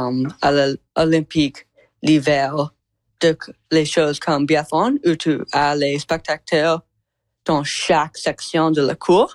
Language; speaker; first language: French; non-native, learner; English